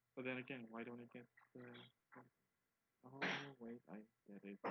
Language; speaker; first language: English; non-native, fluent; Dutch